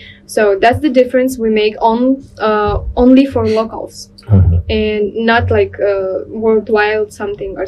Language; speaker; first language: English; non-native, learner; Russian